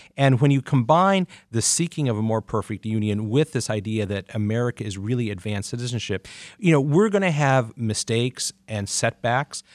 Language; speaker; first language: English; native; English